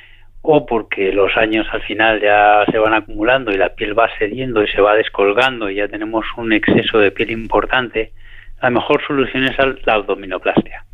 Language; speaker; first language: Spanish; native; Spanish